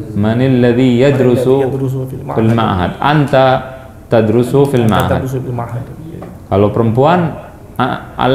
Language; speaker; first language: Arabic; non-native, fluent; Indonesian